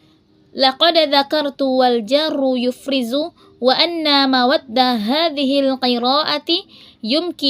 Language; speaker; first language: Arabic; non-native, learner; Indonesian